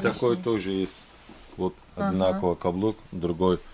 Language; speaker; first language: Russian; non-native, learner; Turkish